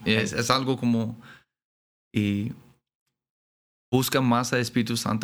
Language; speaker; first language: Spanish; non-native, learner; English